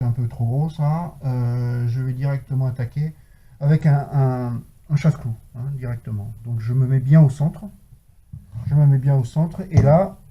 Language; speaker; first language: French; native; French